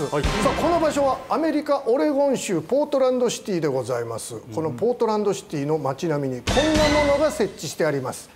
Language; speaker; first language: Japanese; native; Japanese